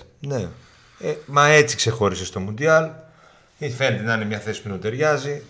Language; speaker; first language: Greek; native; Greek